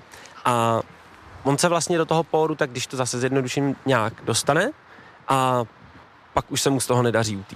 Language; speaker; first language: Czech; native; Czech